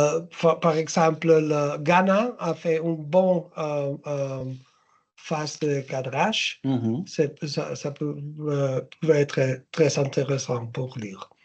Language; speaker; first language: French; non-native, learner; English